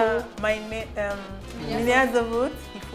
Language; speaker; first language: Russian; non-native, learner; Igbo